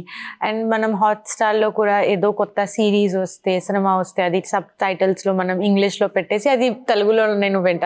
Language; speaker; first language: Telugu; non-native, learner; Bangla